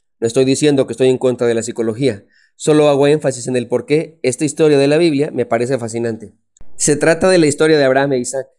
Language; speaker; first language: Spanish; native; Spanish